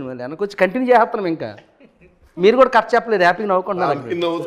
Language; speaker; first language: Telugu; native; Telugu